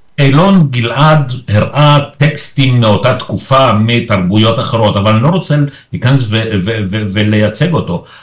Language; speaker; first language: Hebrew; early bilingual, other home language; Polish